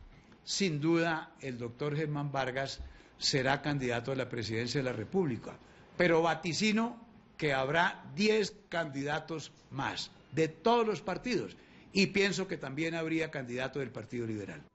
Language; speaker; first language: Spanish; native; Spanish